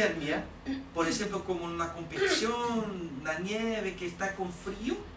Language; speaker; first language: Spanish; non-native, learner; Portuguese